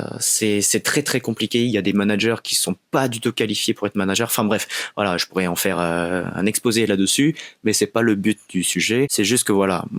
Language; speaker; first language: French; native; French